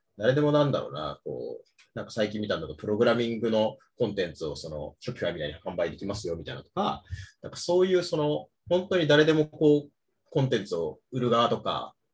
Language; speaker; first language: Japanese; native; Japanese